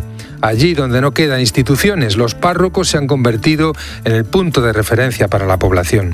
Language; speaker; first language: Spanish; native; Spanish